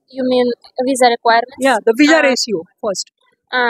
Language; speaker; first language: English; non-native, learner; Kazakh